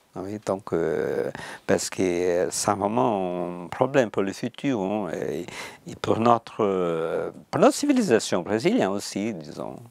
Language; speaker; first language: French; non-native, fluent; Portuguese